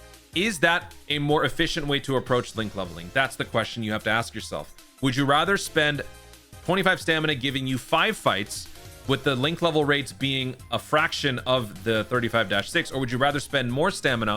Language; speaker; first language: English; native; English